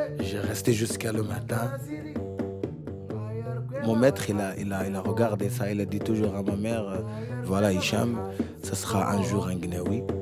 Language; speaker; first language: French; non-native, learner; Arabic